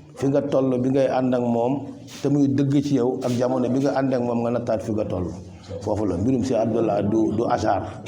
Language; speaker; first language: Wolof; native; Wolof